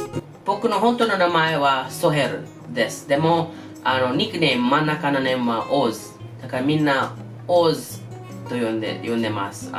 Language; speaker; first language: Japanese; non-native, learner; English